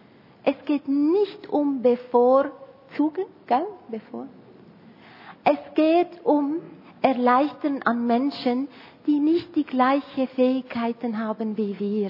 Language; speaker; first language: German; non-native, fluent; Arabic